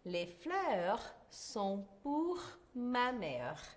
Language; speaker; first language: French; non-native, fluent; Portuguese